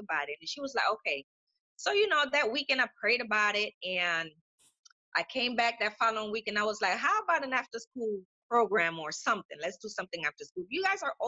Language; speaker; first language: English; non-native, fluent; Spanish